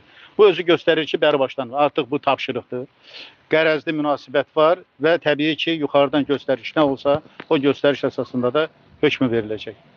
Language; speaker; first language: Azerbaijani; native; Azerbaijani